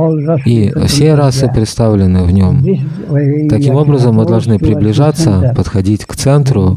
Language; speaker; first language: Russian; native; Russian